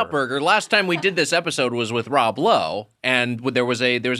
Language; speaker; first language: English; native; English